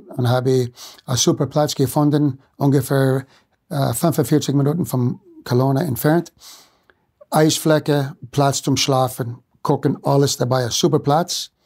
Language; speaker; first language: German; non-native, fluent; English